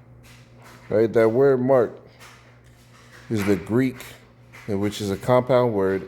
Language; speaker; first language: English; native; English